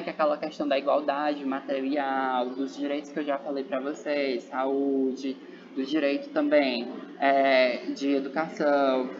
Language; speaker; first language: Portuguese; native; Portuguese